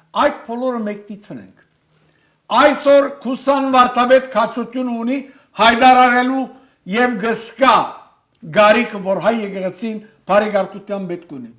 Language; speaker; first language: Armenian; native; Armenian